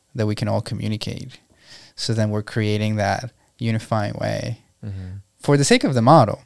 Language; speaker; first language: English; non-native, fluent; Spanish